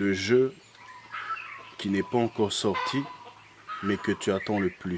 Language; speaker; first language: French; native; French